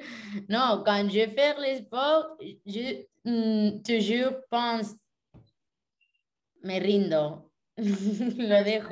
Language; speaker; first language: French; non-native, learner; Spanish